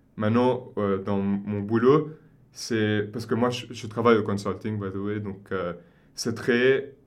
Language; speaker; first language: French; non-native, local second language; Arabic